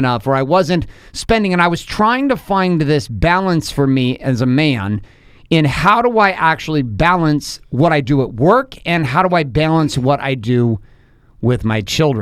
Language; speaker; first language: English; native; English